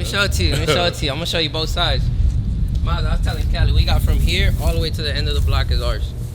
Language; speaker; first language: English; native; English